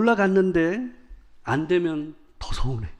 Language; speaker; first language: Korean; native; Korean